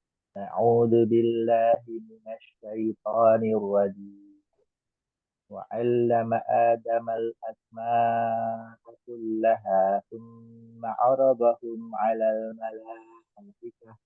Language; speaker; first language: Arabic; non-native, learner; Indonesian